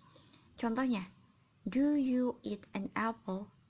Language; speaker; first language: English; non-native, fluent; Indonesian